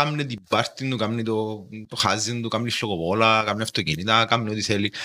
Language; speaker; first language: Greek; native; Greek